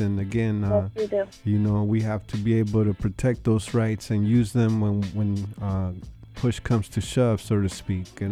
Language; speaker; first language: English; early bilingual, other home language; Spanish